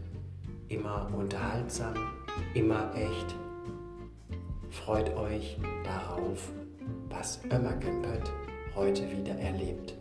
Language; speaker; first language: German; native; German